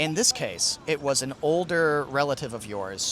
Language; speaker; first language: English; native; English